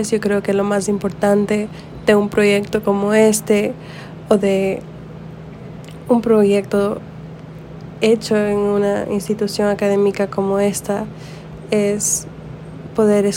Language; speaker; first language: Spanish; early bilingual, heritage; Spanish